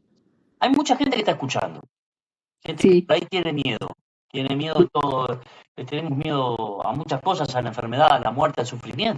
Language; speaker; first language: Spanish; native; Spanish